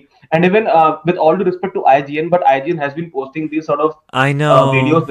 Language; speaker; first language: English; non-native, local second language; Hindi